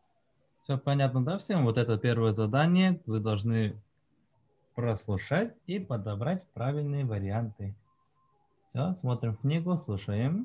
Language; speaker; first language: Russian; non-native, fluent; Korean